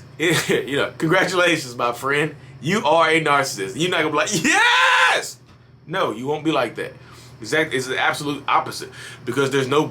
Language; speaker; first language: English; native; English